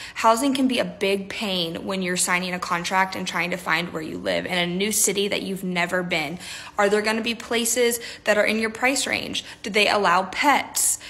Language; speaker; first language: English; native; English